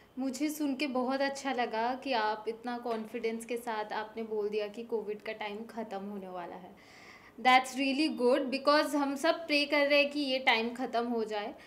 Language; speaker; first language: Hindi; non-native, local second language; Bangla